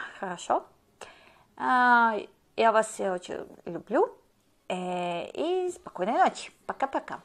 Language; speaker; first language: Russian; non-native, learner; Serbian